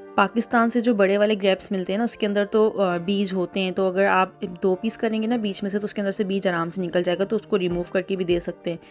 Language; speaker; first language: Urdu; native; Urdu